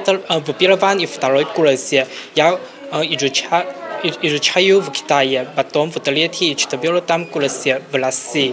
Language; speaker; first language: Russian; non-native, learner; Chinese